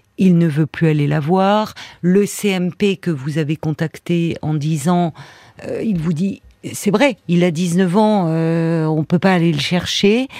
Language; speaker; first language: French; native; French